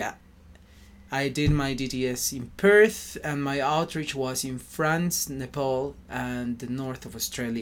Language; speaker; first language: English; non-native, fluent; Spanish